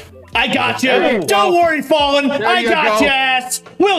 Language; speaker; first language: English; native; English